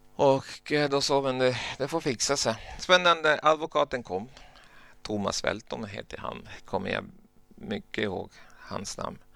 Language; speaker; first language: Swedish; non-native, fluent; Spanish